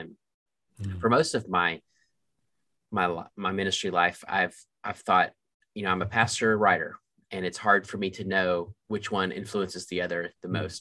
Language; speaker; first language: English; native; English